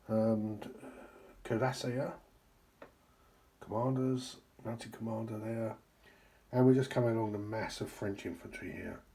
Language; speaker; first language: English; native; English